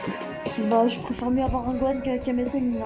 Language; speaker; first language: French; native; French